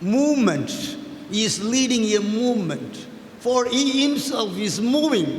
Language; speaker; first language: English; non-native, local second language; Tamil